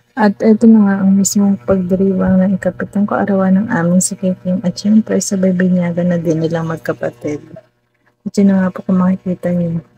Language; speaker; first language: Filipino; native; Filipino